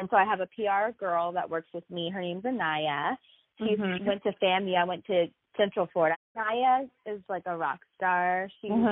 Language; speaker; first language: English; native; English